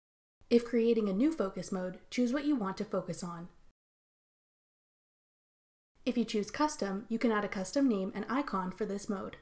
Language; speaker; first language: English; native; English